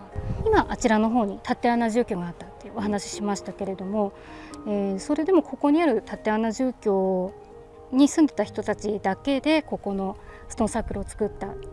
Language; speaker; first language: Japanese; native; Japanese